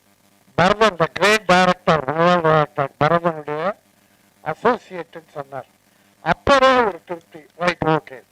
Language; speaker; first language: Tamil; native; Tamil